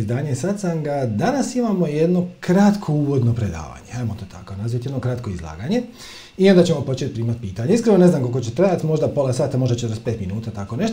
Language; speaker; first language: Croatian; native; Croatian